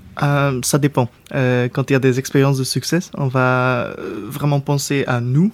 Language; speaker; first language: French; non-native, local second language; Dutch